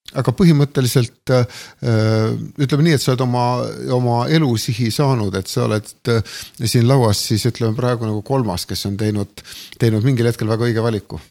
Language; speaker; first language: Estonian; native; Estonian